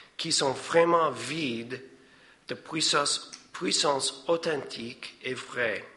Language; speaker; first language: French; non-native, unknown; English